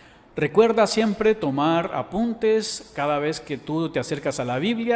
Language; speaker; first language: Spanish; native; Spanish